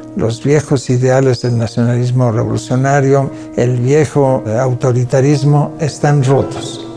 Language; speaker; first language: Spanish; non-native, local second language; Catalan